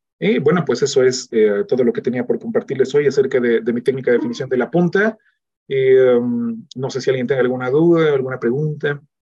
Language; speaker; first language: Spanish; native; Spanish